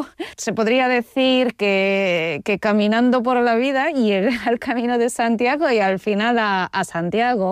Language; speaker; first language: Spanish; non-native, fluent; Polish